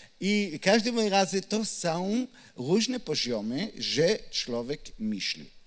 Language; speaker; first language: Polish; non-native, learner; Hebrew